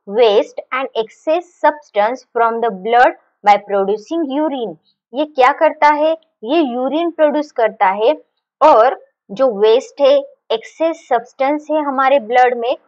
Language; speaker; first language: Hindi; non-native, local second language; Marathi